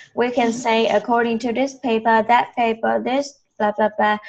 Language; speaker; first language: English; non-native, fluent; Vietnamese